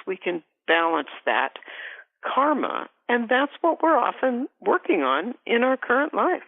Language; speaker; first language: English; native; English